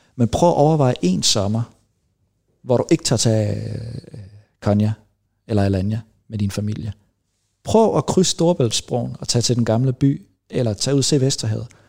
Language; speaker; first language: Danish; native; Danish